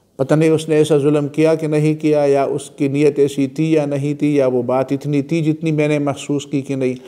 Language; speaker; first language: Urdu; non-native, local second language; Pashto